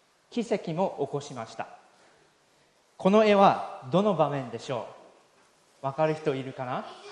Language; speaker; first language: Japanese; native; Japanese